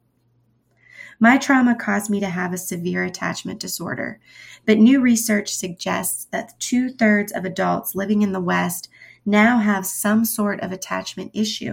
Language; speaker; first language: English; early bilingual, other home language; Spanish